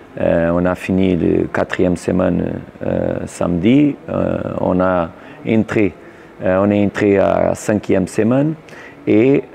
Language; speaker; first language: French; non-native, learner; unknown